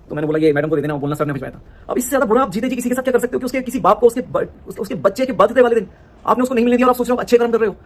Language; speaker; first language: Hindi; native; Hindi